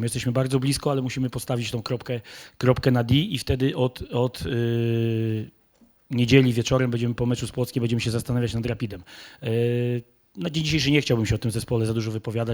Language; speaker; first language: Polish; native; Polish